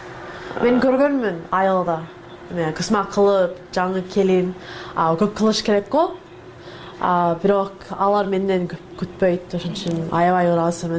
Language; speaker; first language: Kyrgyz; non-native, learner; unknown